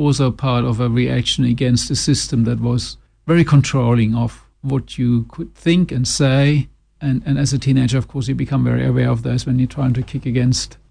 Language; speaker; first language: English; non-native, fluent; German